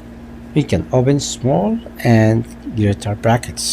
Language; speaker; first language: English; non-native, local second language; Arabic